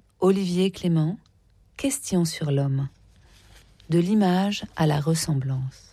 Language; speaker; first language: French; native; French